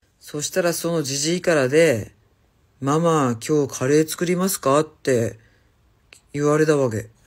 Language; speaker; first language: Japanese; native; Japanese